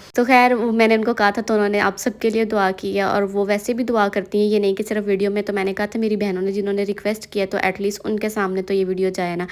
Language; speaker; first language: Urdu; non-native, local second language; Punjabi